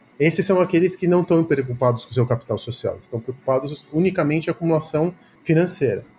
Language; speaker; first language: Portuguese; early bilingual, other home language; Spanish